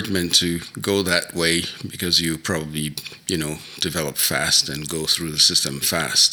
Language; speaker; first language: English; non-native, local second language; Yoruba